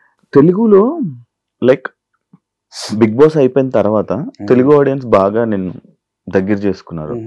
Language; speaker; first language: Telugu; native; Telugu